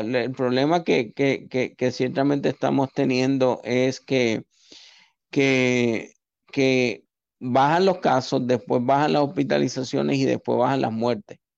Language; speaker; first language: Spanish; native; Spanish